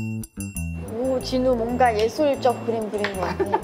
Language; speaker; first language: Korean; native; Korean